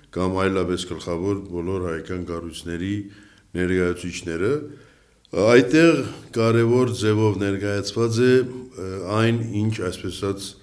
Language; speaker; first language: Armenian; early bilingual, heritage; Armenian